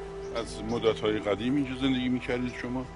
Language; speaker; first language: Persian; native; Persian